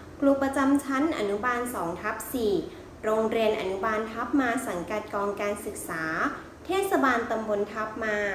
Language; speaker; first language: Thai; native; Thai